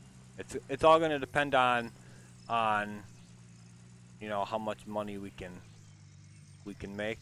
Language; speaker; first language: English; native; English